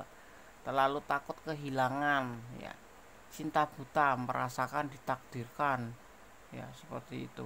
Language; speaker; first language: Indonesian; native; Indonesian